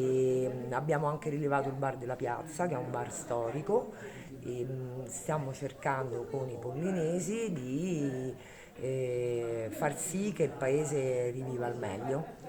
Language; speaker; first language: Italian; native; Italian